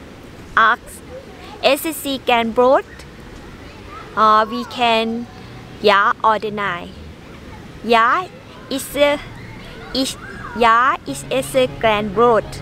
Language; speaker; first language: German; non-native, learner; Thai